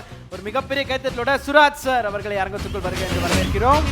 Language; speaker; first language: Tamil; native; Tamil